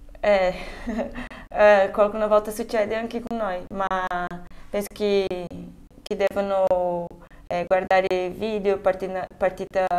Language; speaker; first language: Italian; non-native, fluent; Portuguese